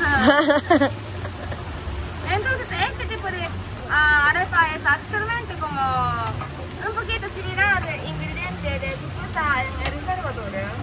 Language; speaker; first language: Spanish; non-native, learner; Japanese